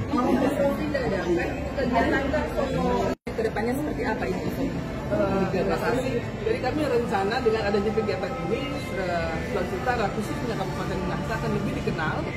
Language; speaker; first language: Indonesian; native; Indonesian